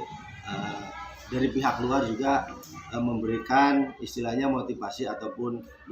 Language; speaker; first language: Indonesian; native; Indonesian